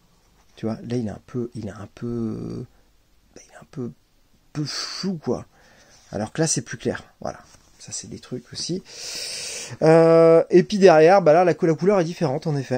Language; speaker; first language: French; native; French